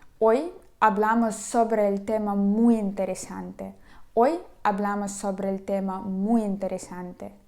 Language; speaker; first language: Spanish; non-native, fluent; Ukrainian